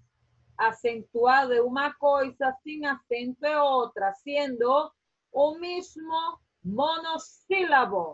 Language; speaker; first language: Spanish; non-native, fluent; Portuguese